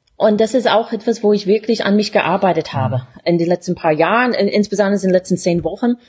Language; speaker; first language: German; non-native, fluent; English